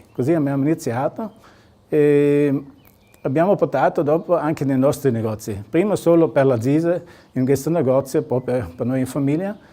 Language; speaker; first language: Italian; non-native, local second language; German